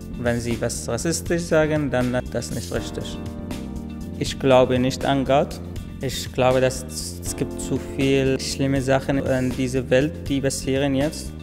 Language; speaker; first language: German; non-native, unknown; Arabic